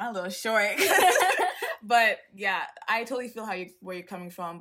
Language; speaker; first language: English; non-native, local second language; Swahili